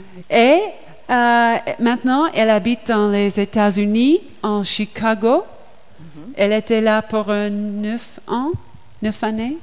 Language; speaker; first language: French; non-native, learner; English